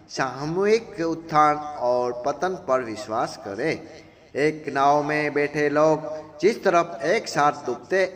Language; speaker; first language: Hindi; non-native, local second language; Gujarati